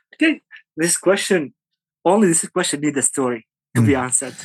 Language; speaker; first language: English; non-native, fluent; Arabic